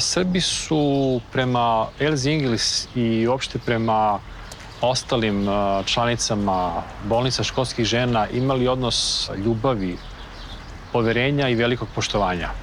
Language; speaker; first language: Bosnian; native; Bosnian